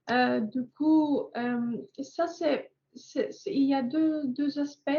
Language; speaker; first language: French; non-native, fluent; Greek